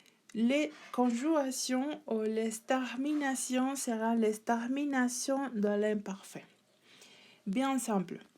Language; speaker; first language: French; non-native, learner; Spanish